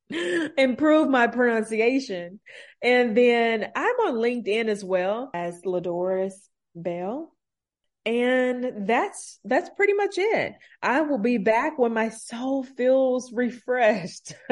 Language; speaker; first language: English; native; English